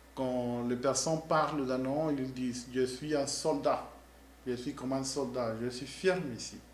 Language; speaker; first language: French; non-native, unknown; Spanish